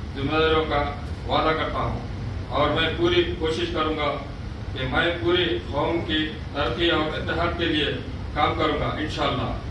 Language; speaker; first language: Urdu; native; Urdu